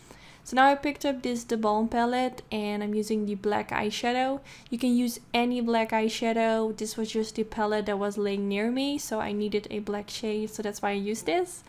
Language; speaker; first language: English; non-native, fluent; Dutch